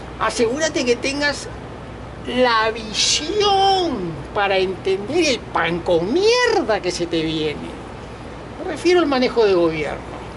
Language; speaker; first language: Spanish; native; Spanish